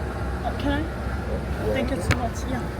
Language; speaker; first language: English; non-native, learner; Korean